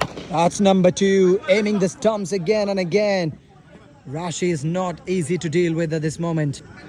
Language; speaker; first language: English; non-native, local second language; Malayalam